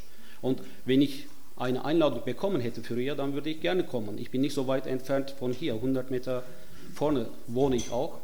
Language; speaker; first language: German; non-native, fluent; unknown